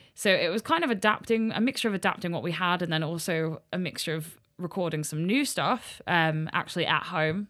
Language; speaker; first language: English; native; English